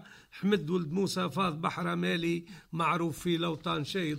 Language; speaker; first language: Arabic; native; Arabic